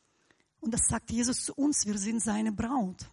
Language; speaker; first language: German; non-native, fluent; Russian